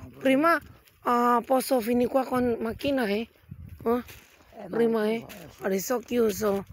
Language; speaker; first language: Italian; non-native, learner; Indonesian